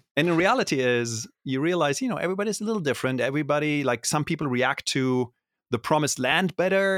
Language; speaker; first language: English; non-native, fluent; German